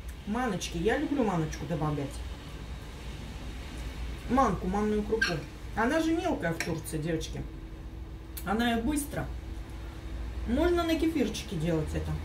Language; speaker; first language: Russian; native; Russian